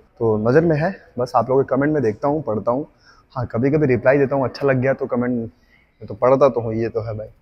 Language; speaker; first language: Hindi; native; Hindi